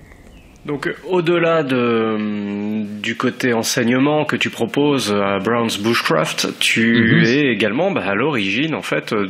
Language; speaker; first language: French; native; French